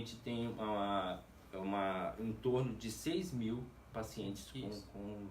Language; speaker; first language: Portuguese; native; Portuguese